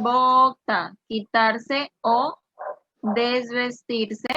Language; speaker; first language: Spanish; native; Spanish